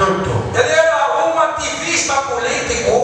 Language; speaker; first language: Portuguese; non-native, fluent; Lingala